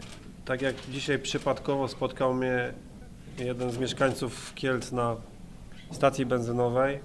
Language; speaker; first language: Polish; native; Polish